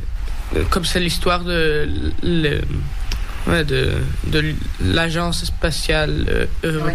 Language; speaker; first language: French; early bilingual, heritage; French